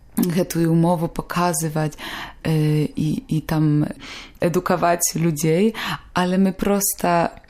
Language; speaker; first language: Belarusian; non-native, local second language; Polish